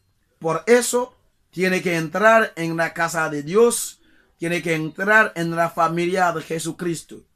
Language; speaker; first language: Spanish; non-native, learner; Haitian Creole